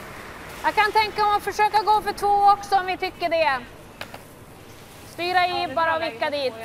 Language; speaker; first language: Swedish; native; Swedish